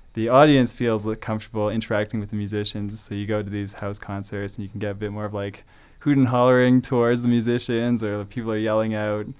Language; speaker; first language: English; native; English